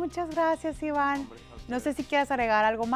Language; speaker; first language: Spanish; native; Spanish